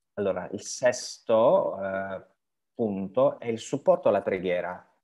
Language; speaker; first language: Italian; non-native, fluent; French